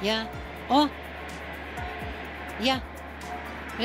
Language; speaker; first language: Latvian; non-native, local second language; Russian